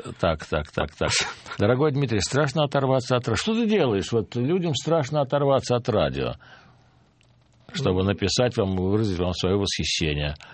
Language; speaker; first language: Russian; native; Russian